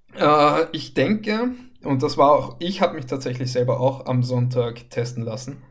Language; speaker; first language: German; native; German